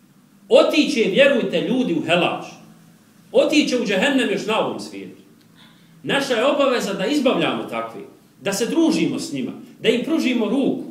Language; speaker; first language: Serbian; native; Serbian